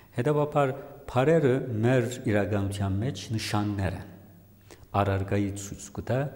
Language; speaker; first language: Armenian; native; Armenian